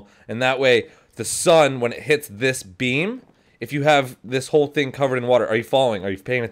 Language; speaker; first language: English; native; English